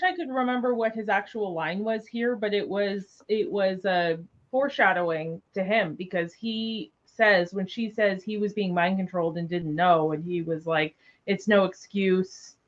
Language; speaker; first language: English; native; English